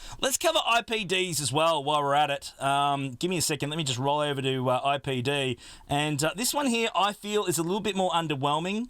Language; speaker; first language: English; native; English